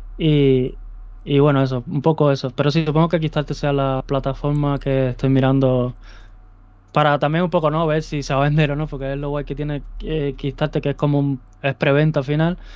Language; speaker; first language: Spanish; native; Spanish